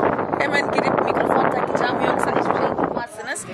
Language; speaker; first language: Turkish; non-native, fluent; Portuguese